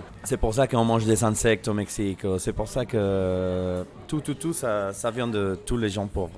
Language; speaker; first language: French; non-native, fluent; Spanish